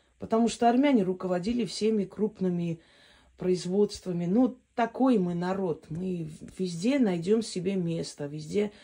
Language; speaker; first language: Russian; non-native, local second language; Armenian